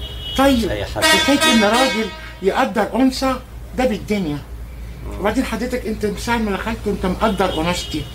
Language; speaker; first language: Arabic; native; Arabic